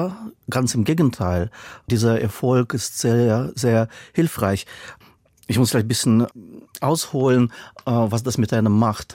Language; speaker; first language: German; non-native, fluent; Russian